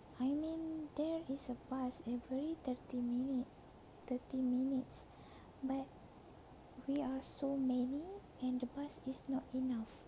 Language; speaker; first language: English; non-native, learner; Malay